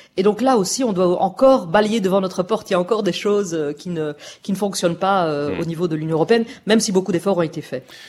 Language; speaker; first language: French; native; French